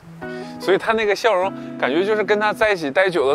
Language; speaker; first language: Chinese; native; Chinese